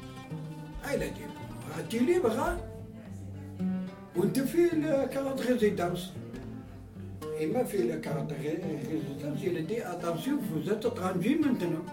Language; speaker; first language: French; non-native, local second language; Arabic